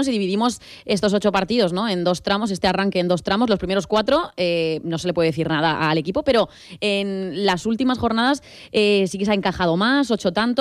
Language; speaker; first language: Spanish; native; Spanish